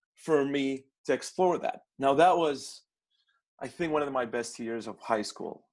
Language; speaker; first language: English; non-native, fluent; Arabic